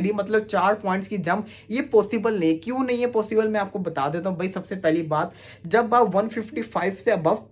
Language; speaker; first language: Urdu; native; Urdu